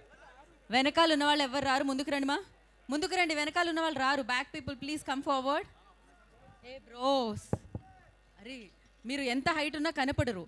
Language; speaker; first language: Telugu; native; Telugu